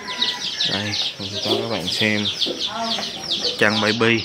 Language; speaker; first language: Vietnamese; native; Vietnamese